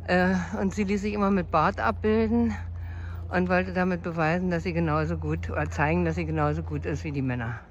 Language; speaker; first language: German; native; German